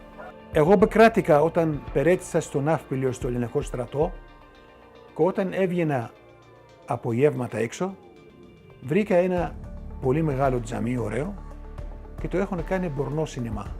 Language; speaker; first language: Greek; non-native, local second language; Turkish